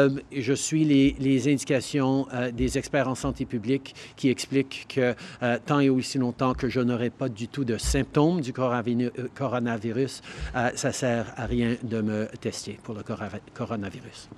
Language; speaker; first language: French; early bilingual, heritage; French